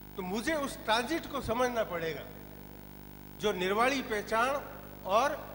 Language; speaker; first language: Hindi; non-native, local second language; Rajasthani